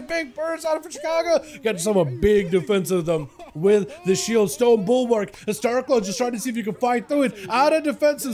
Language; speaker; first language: English; native; English